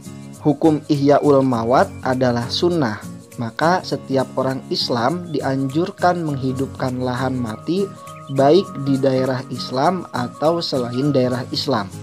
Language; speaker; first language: Indonesian; native; Indonesian